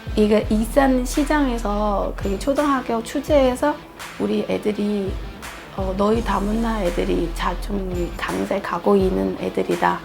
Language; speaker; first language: Korean; non-native, fluent; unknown